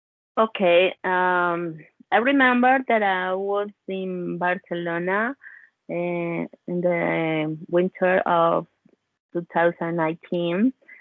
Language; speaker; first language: English; non-native, learner; Spanish